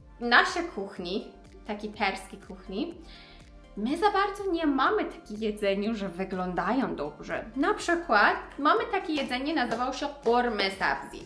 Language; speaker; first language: Polish; non-native, learner; Persian